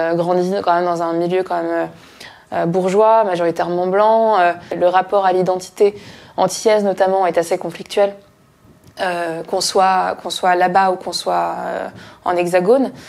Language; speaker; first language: French; native; French